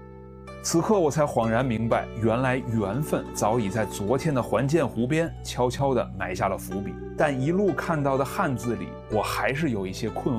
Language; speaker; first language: Chinese; native; Chinese